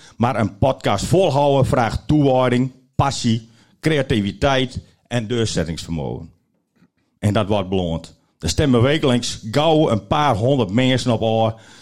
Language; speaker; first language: Dutch; non-native, local second language; Western Frisian